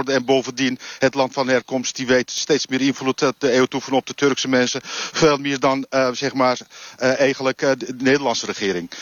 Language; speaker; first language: Dutch; non-native, fluent; Turkish